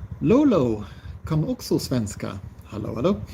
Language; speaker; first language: Swedish; non-native, fluent; Dutch